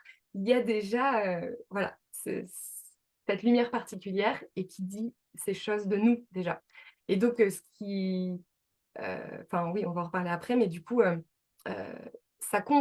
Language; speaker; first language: French; native; French